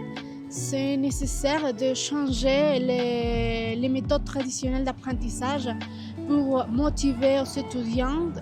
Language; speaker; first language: French; non-native, learner; Spanish